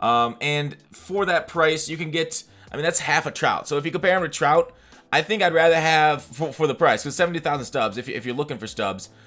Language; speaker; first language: English; native; English